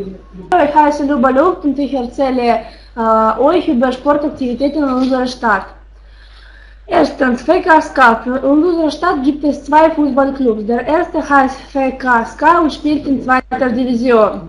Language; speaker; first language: German; non-native, learner; Russian